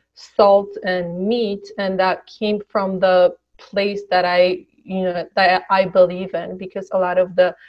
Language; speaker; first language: English; early bilingual, other home language; Polish